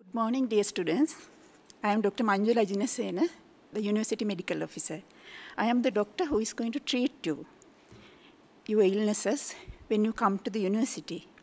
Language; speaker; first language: English; non-native, local second language; Sinhala